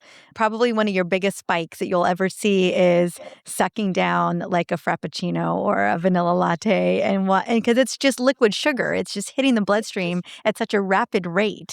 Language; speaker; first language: English; native; English